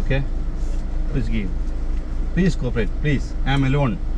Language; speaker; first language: English; non-native, local second language; Malayalam